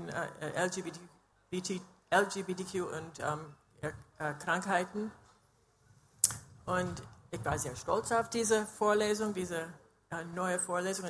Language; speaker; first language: German; non-native, fluent; English